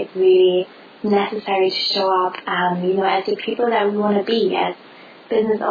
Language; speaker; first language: English; non-native, fluent; German